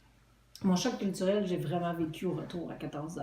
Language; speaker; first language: French; native; French